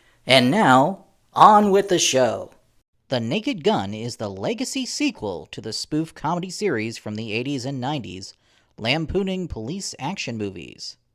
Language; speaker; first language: English; native; English